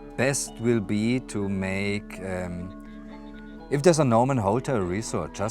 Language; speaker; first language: English; non-native, fluent; German